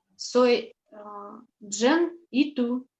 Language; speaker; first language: Spanish; non-native, learner; Russian